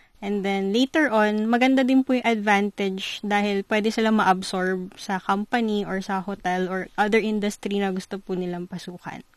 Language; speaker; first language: Filipino; native; Filipino